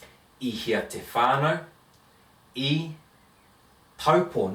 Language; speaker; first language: Māori; non-native, learner; English